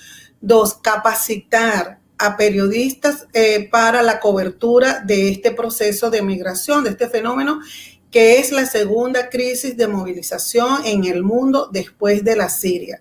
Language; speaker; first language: Spanish; native; Spanish